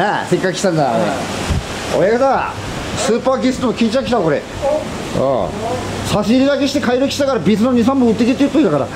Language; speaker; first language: Japanese; native; Japanese